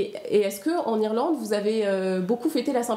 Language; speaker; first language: French; native; French